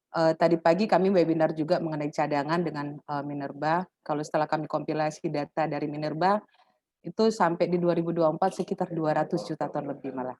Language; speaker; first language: Indonesian; native; Indonesian